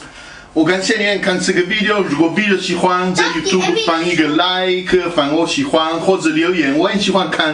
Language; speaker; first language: Chinese; non-native, fluent; Italian